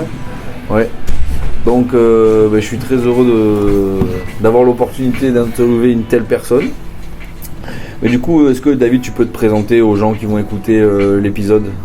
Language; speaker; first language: French; native; French